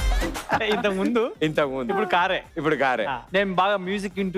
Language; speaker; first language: Telugu; native; Telugu